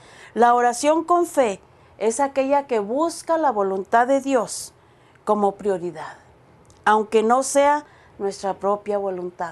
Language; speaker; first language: Spanish; native; Spanish